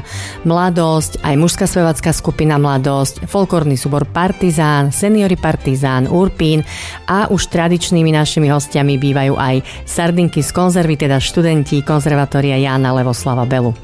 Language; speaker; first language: Slovak; native; Slovak